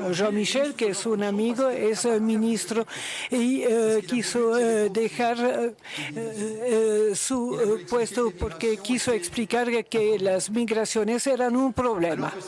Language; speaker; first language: Spanish; non-native, learner; Luxembourgish